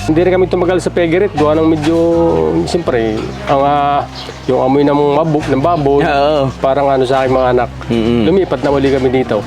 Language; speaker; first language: Filipino; native; Filipino